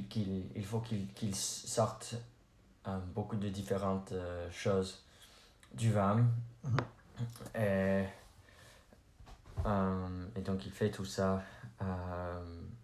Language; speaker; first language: French; non-native, learner; English